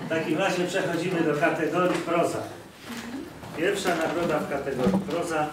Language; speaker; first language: Polish; native; Polish